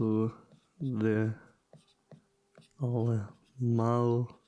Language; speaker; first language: Portuguese; non-native, learner; German